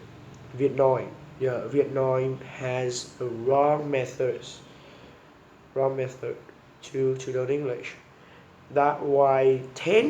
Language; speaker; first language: English; non-native, learner; Vietnamese